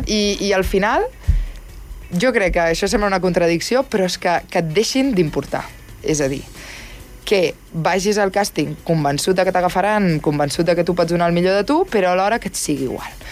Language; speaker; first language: Catalan; native; Catalan